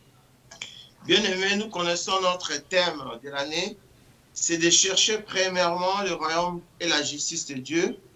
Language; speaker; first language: French; non-native, local second language; Lingala